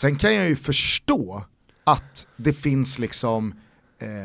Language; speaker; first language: Swedish; native; Swedish